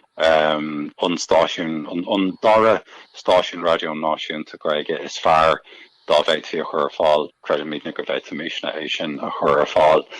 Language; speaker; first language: Irish; native; Irish